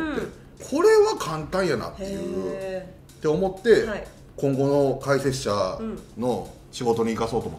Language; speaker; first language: Japanese; native; Japanese